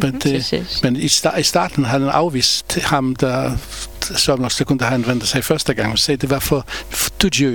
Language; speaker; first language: Danish; non-native, fluent; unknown